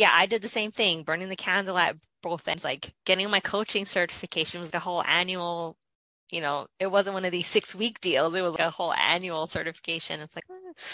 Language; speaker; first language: English; native; English